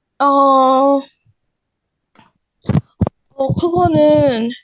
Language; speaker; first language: Korean; non-native, learner; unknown